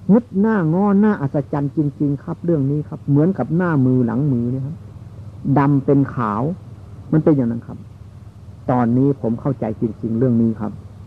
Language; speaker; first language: Thai; non-native, local second language; Northeastern Thai